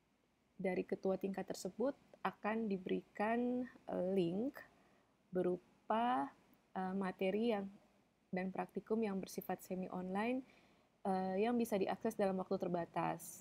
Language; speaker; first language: Indonesian; native; Indonesian